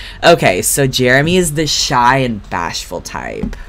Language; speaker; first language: English; native; English